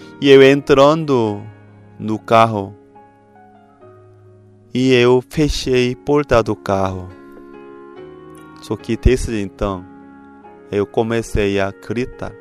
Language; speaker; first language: Portuguese; non-native, fluent; Korean